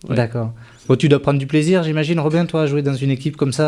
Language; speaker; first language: French; native; French